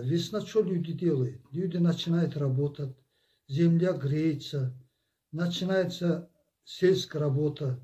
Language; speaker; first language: Russian; non-native, local second language; Azerbaijani